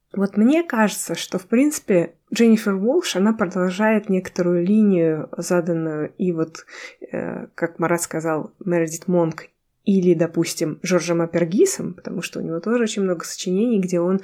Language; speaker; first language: Russian; native; Russian